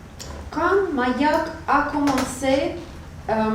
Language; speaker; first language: French; non-native, learner; Russian